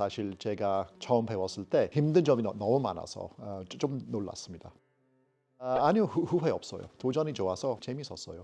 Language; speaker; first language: Korean; non-native, fluent; English